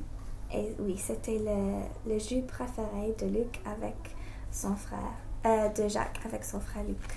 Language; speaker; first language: French; non-native, learner; English